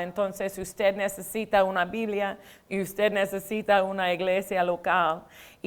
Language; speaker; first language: Spanish; non-native, fluent; English